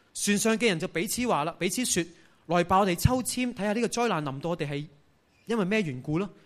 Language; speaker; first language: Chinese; non-native, local second language; Cantonese